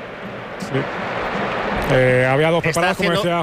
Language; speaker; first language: Spanish; native; Spanish